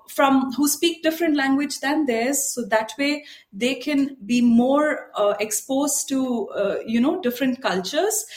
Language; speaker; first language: English; non-native, local second language; Tamil